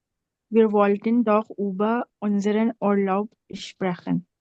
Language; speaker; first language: German; non-native, learner; Urdu